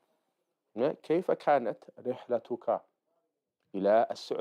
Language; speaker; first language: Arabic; non-native, fluent; English